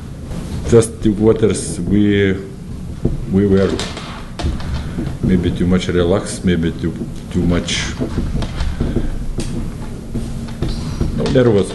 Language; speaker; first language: English; non-native, learner; Lithuanian